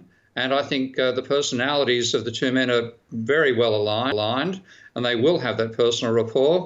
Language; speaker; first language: English; native; English